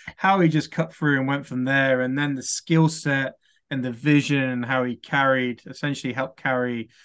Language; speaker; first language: English; native; English